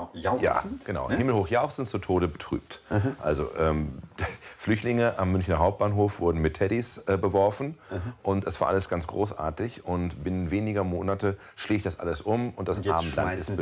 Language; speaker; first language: German; native; German